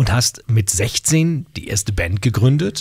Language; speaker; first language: German; native; German